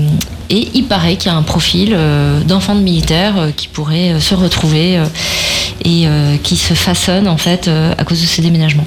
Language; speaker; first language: French; native; French